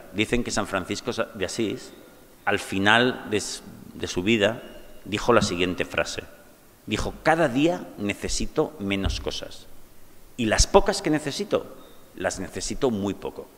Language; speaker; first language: Spanish; native; Spanish